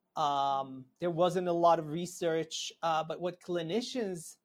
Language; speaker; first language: English; non-native, fluent; Hebrew